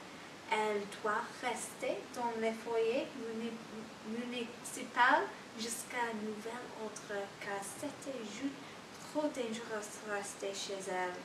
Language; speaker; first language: French; non-native, learner; English